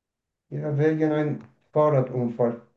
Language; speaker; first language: German; non-native, learner; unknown